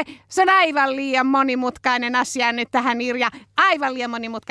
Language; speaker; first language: Finnish; native; Finnish